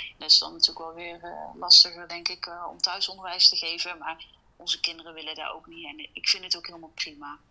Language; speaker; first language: Dutch; native; Dutch